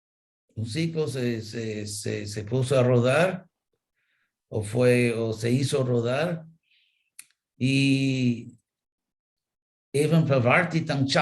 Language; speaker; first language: Spanish; non-native, fluent; English